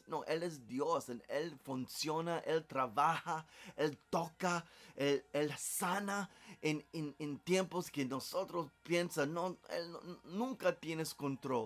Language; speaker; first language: Spanish; non-native, learner; English